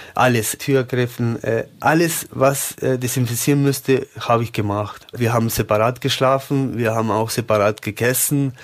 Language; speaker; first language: German; non-native, learner; Spanish